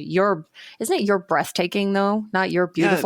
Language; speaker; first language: English; native; English